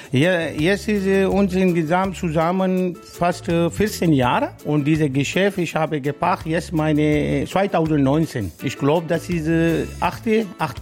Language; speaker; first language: German; non-native, learner; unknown